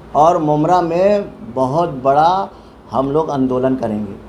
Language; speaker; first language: Hindi; non-native, local second language; Urdu